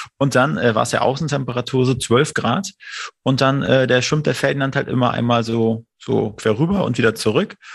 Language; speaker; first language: German; native; German